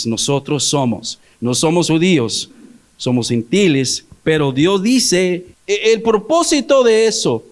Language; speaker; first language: Spanish; early bilingual, heritage; English